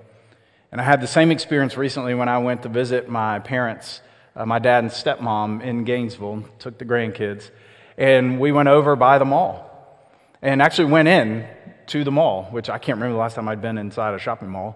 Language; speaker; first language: English; native; English